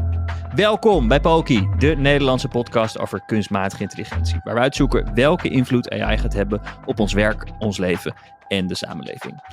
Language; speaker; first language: Dutch; native; Dutch